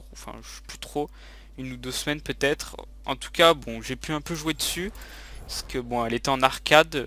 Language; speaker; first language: French; native; French